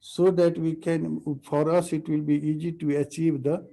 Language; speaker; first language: English; non-native, local second language; Nepali